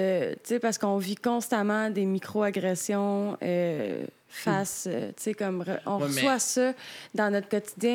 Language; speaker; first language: French; native; French